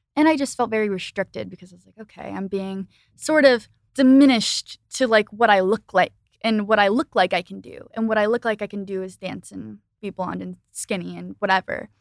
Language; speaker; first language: English; native; English